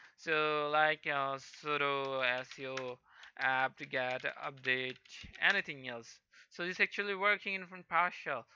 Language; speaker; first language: English; non-native, local second language; Hindi